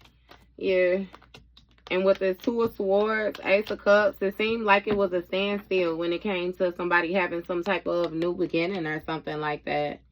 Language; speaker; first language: English; native; English